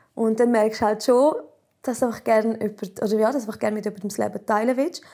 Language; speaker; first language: German; native; German